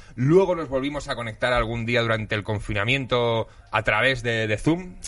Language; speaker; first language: Spanish; native; Spanish